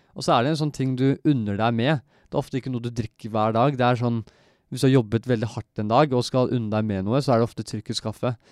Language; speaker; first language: Norwegian; early bilingual, other home language; Turkish